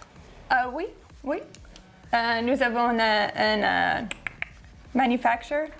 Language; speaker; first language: French; non-native, fluent; English